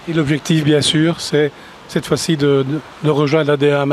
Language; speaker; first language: French; native; French